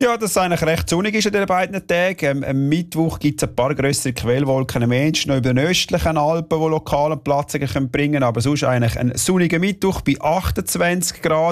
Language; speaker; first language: German; native; German